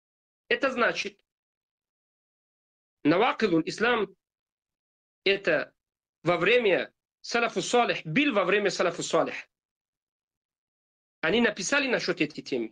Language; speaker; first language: Russian; non-native, fluent; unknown